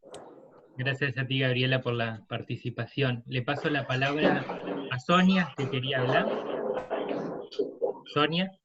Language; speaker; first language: Spanish; native; Spanish